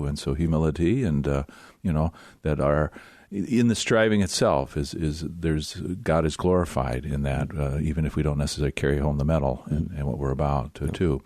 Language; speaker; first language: English; native; English